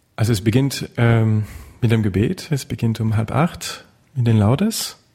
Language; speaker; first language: German; non-native, fluent; French